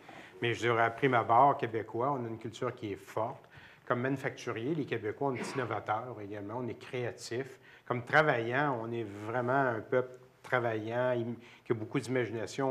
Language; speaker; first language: French; native; French